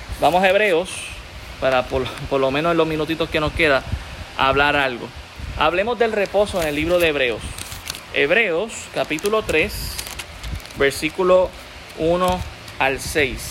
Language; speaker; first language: Spanish; native; Spanish